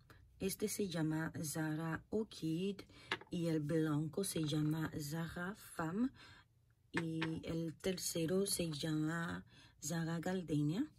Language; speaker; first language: Spanish; non-native, fluent; Haitian Creole